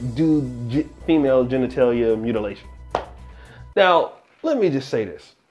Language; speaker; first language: English; native; English